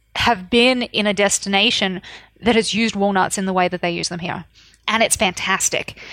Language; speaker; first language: English; native; English